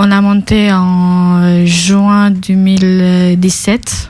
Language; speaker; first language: French; non-native, fluent; Albanian